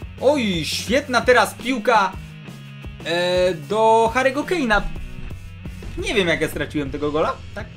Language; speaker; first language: Polish; native; Polish